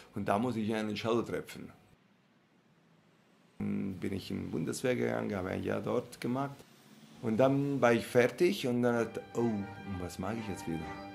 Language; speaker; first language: German; non-native, fluent; Italian